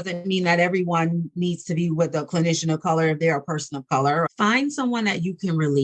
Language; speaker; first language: English; native; English